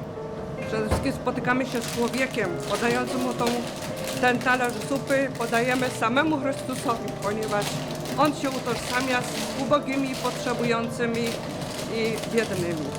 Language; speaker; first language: Polish; native; Polish